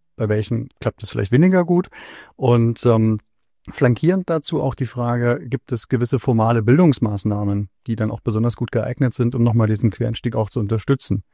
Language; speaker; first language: German; native; German